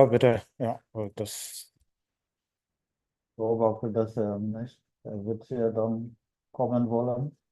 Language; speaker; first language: German; non-native, fluent; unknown